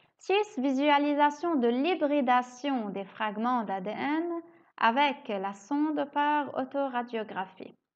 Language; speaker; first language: French; native; French